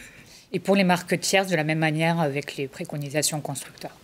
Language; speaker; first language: French; native; French